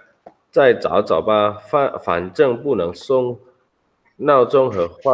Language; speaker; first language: Chinese; non-native, learner; Indonesian